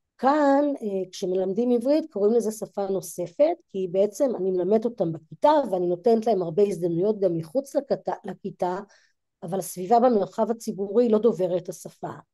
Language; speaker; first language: Hebrew; native; Hebrew